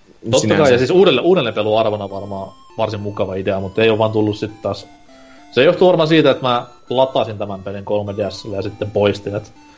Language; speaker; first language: Finnish; native; Finnish